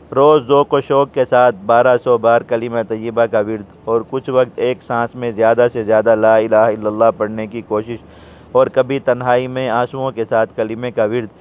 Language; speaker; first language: Urdu; native; Urdu